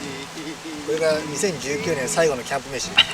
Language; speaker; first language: Japanese; native; Japanese